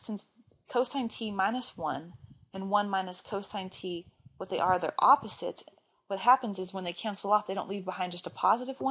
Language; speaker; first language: English; native; English